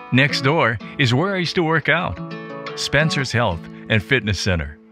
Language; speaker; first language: English; native; English